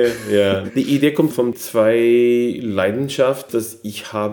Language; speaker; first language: German; non-native, fluent; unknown